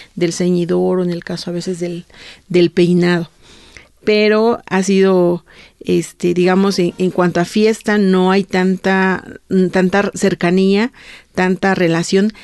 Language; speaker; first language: Spanish; native; Spanish